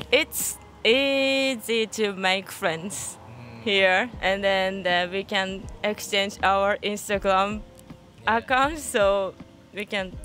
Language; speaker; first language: English; non-native, fluent; Japanese